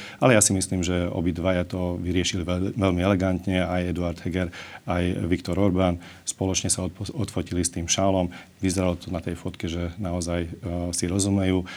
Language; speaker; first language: Slovak; non-native, local second language; Hungarian